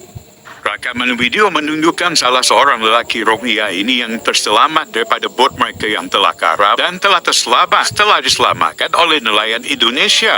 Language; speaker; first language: Malay; native; Malay